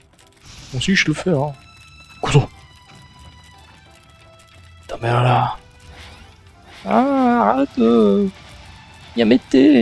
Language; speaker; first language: French; native; French